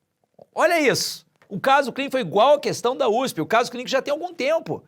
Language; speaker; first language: Portuguese; native; Portuguese